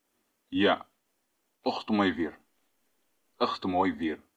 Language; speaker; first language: Dutch; non-native, fluent; Tigrinya